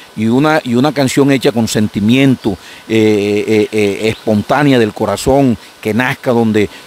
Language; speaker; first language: Spanish; native; Spanish